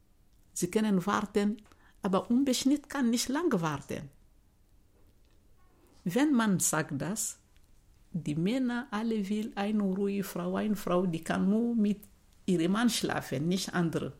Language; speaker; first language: German; non-native, learner; Mandingo